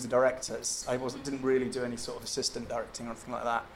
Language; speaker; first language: English; native; English